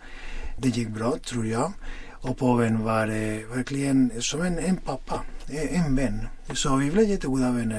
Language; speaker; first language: Swedish; non-native, fluent; Spanish